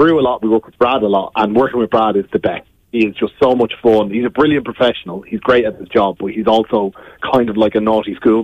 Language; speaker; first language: English; native; English